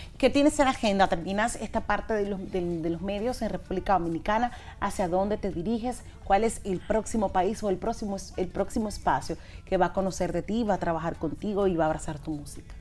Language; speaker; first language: Spanish; native; Spanish